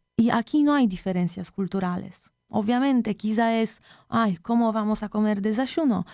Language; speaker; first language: Spanish; non-native, fluent; Polish